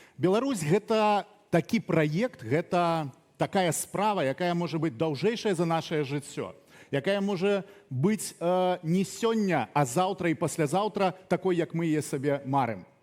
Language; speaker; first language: Belarusian; non-native, local second language; Russian